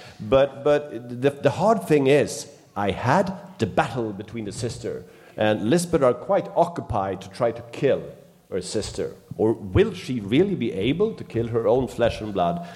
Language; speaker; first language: English; non-native, fluent; Swedish